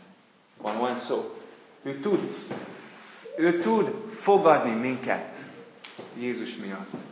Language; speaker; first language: Hungarian; non-native, fluent; English